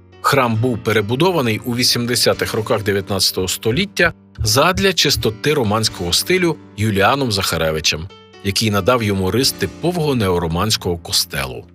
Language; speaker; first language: Ukrainian; native; Ukrainian